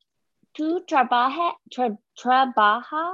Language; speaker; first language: Spanish; non-native, learner; English